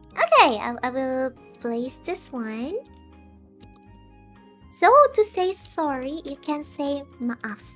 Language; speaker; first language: English; non-native, fluent; Indonesian